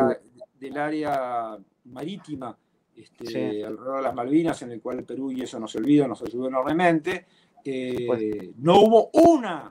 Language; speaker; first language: Spanish; native; Spanish